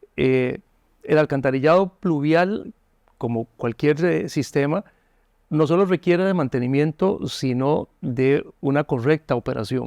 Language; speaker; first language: Spanish; native; Spanish